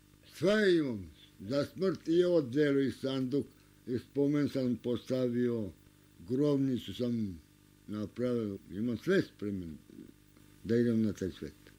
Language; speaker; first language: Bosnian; non-native, local second language; Romanian